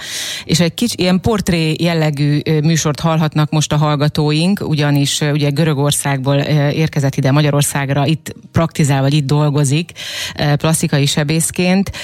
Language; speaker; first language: Hungarian; native; Hungarian